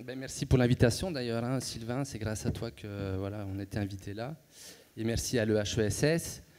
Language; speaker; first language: French; native; French